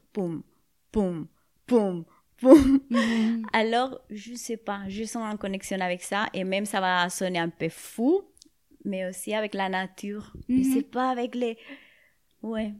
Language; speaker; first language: French; non-native, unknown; Spanish